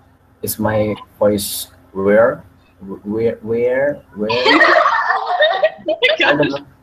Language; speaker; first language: English; non-native, learner; Indonesian